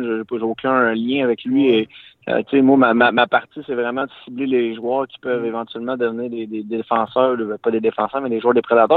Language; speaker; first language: French; native; French